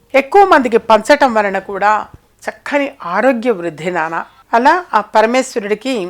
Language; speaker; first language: Telugu; native; Telugu